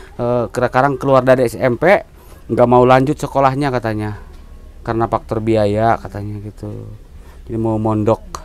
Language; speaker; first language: Indonesian; non-native, local second language; Sundanese